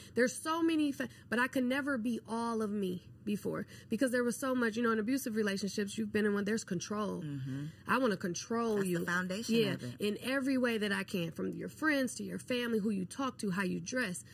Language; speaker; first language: English; native; English